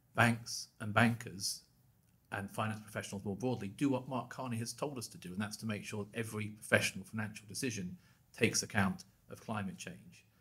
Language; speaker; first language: English; native; English